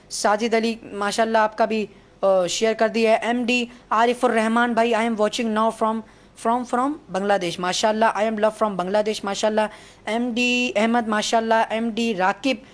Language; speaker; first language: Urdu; native; Urdu